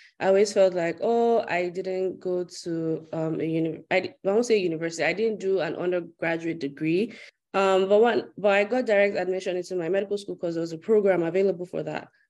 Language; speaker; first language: English; non-native, local second language; Yoruba